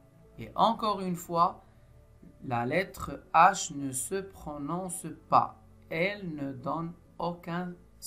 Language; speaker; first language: French; non-native, local second language; Arabic